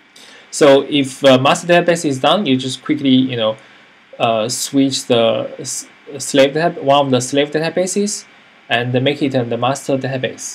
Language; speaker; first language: English; non-native, fluent; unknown